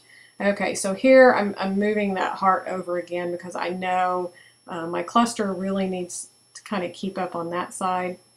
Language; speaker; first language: English; native; English